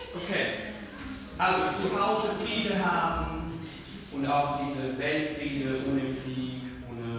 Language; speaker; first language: German; non-native, fluent; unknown